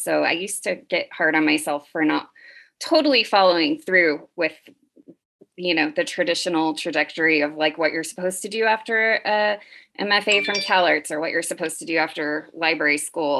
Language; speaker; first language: English; native; English